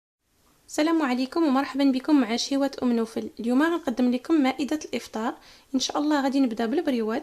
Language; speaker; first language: Arabic; native; Arabic